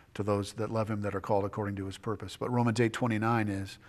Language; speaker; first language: English; native; English